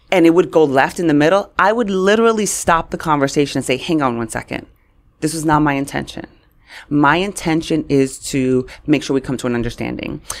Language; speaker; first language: English; native; English